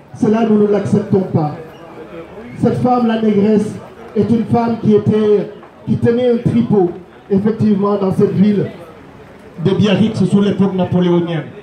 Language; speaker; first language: French; non-native, local second language; Wolof